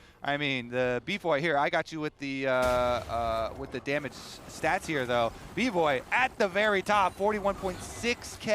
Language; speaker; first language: English; native; English